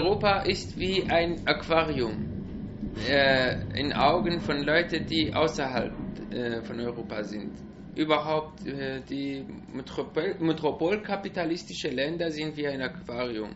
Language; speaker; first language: German; non-native, learner; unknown